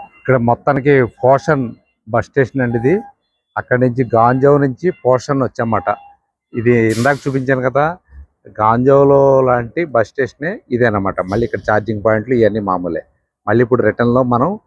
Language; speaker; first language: Telugu; native; Telugu